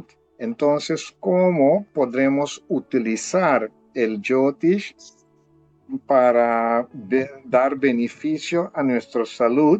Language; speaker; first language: Spanish; non-native, fluent; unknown